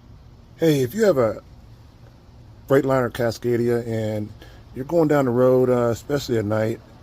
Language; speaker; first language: English; native; English